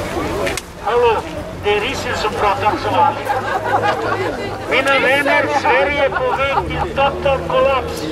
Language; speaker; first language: Swedish; non-native, fluent; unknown